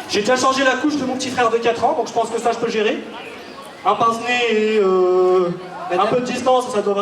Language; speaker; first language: French; native; French